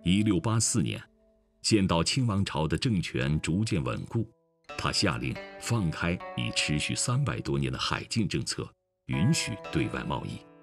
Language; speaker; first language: Chinese; native; Chinese